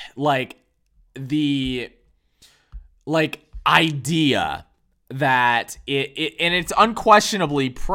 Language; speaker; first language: English; native; English